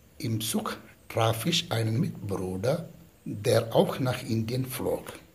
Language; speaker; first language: German; non-native, fluent; Malayalam